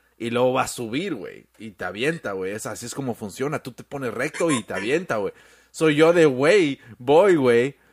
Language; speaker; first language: Spanish; early bilingual, heritage; Spanish